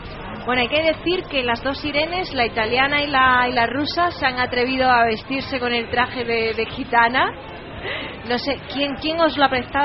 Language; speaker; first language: Spanish; native; Spanish